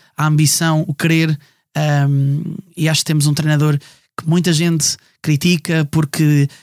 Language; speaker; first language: Portuguese; native; Portuguese